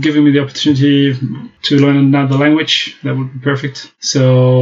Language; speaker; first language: English; non-native, fluent; German